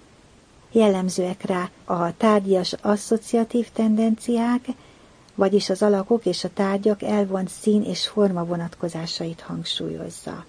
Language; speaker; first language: Hungarian; native; Hungarian